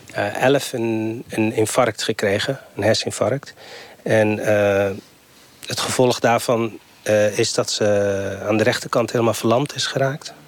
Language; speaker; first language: Dutch; early bilingual, other home language; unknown